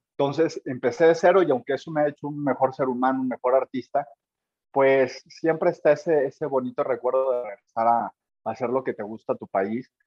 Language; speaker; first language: Spanish; native; Spanish